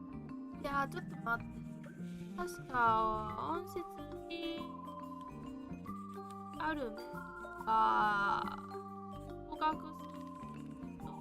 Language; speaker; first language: Japanese; non-native, learner; Chinese